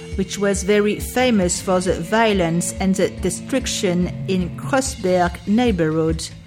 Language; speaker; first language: English; non-native, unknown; French